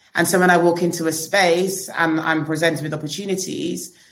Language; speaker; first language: English; native; English